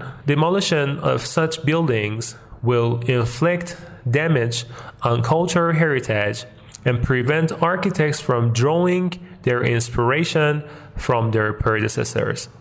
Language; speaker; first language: English; non-native, fluent; Persian